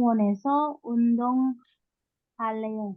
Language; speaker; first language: Korean; non-native, learner; Indonesian